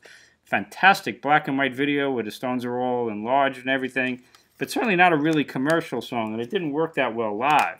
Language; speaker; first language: English; native; English